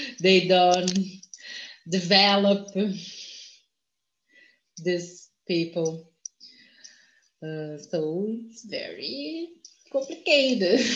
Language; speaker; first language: English; non-native, learner; Portuguese